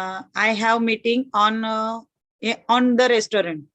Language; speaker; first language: English; non-native, learner; Marathi